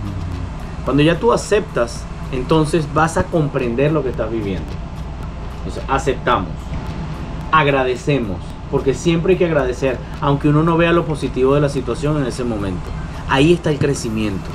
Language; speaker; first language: Spanish; native; Spanish